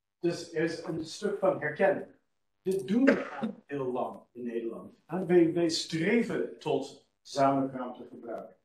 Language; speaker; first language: Dutch; non-native, fluent; English